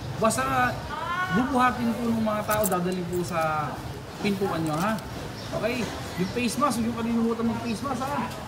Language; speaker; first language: Filipino; native; Filipino